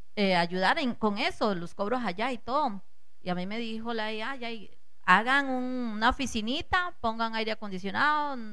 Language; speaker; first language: Spanish; native; Spanish